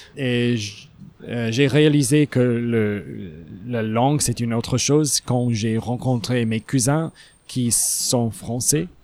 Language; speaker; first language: French; non-native, learner; English